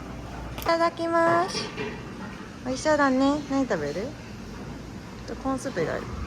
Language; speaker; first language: Japanese; native; Japanese